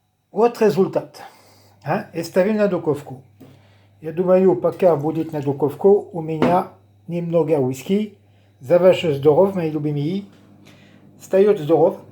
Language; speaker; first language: Russian; non-native, learner; French